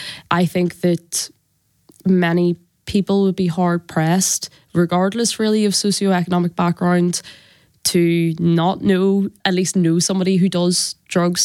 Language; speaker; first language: English; native; English